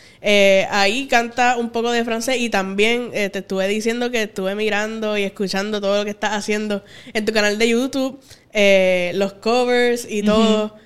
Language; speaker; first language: Spanish; native; Spanish